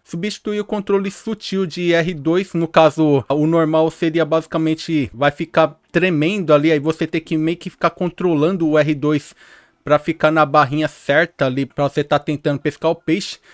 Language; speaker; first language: Portuguese; native; Portuguese